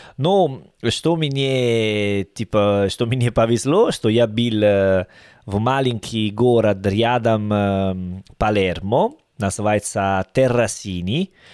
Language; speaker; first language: Russian; non-native, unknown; Italian